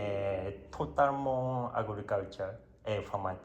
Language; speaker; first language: French; non-native, learner; Japanese